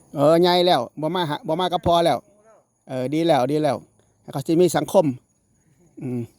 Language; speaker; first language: Thai; non-native, local second language; Northeastern Thai